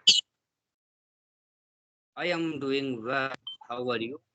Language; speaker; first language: English; non-native, learner; Hindi